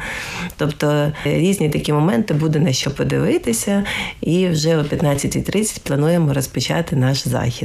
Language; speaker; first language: Ukrainian; native; Ukrainian